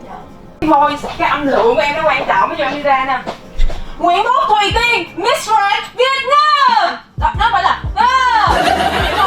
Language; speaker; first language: Vietnamese; native; Vietnamese